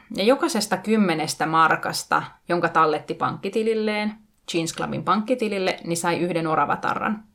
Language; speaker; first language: Finnish; non-native, local second language; Tatar